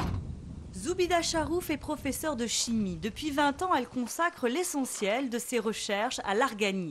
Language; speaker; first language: French; native; French